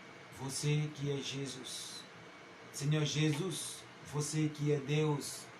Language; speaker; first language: Portuguese; non-native, learner; Haitian Creole